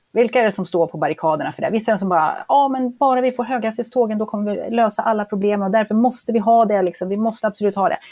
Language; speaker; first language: Swedish; native; Swedish